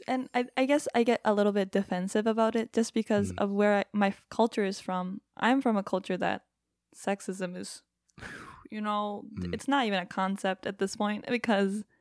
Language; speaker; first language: English; non-native, fluent; Japanese